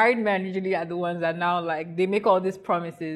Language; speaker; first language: English; non-native, local second language; Igbo